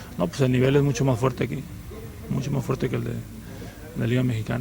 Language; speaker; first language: Spanish; native; Spanish